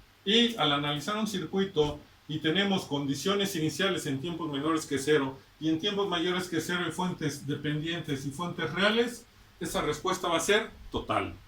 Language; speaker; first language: Spanish; native; Spanish